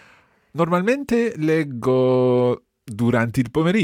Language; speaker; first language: Italian; non-native, fluent; English